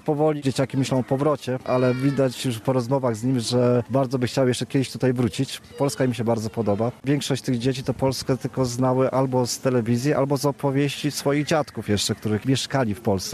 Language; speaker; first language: Polish; native; Polish